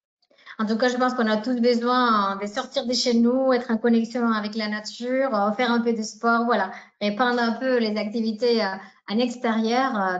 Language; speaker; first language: French; native; French